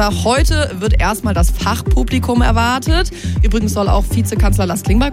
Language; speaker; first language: German; native; German